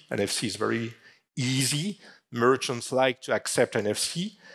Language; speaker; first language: English; non-native, fluent; French